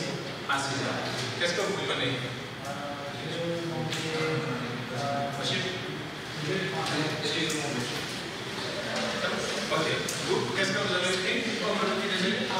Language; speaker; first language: French; non-native, fluent; Indonesian